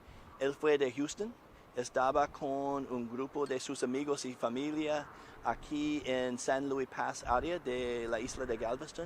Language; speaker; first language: Spanish; non-native, learner; English